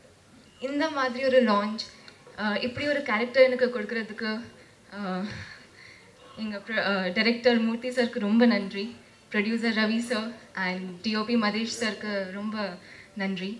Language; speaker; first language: Tamil; non-native, fluent; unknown